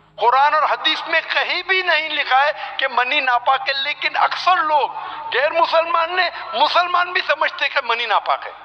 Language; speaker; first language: Urdu; non-native, local second language; Konkani